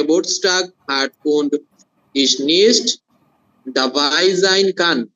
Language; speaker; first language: German; non-native, learner; Bangla